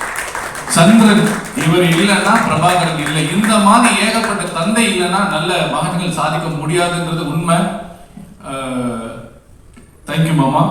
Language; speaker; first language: Tamil; native; Tamil